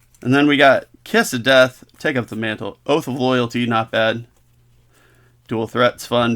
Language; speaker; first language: English; native; English